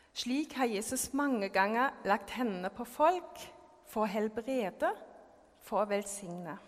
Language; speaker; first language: Norwegian; non-native, fluent; German